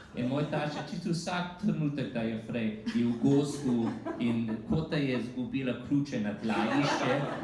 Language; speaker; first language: Slovenian; non-native, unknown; English